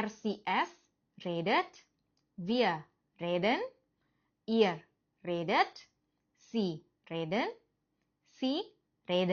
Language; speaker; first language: German; non-native, fluent; Indonesian